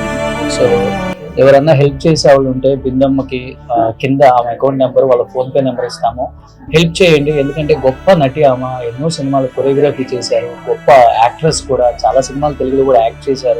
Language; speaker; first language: Telugu; native; Telugu